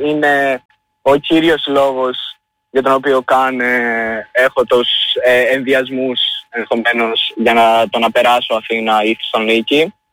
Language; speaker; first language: Greek; early bilingual, other home language; Albanian